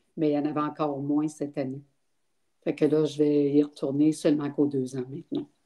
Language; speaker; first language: French; native; French